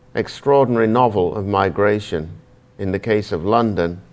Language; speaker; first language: English; native; English